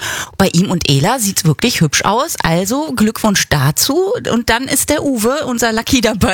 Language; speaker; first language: German; native; German